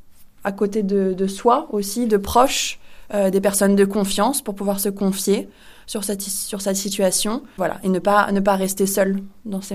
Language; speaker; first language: French; native; French